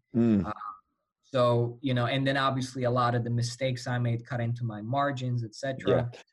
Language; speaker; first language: English; non-native, fluent; Slovak